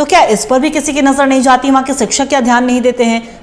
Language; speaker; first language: Hindi; native; Hindi